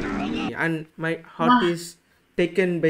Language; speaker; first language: English; non-native, learner; Tamil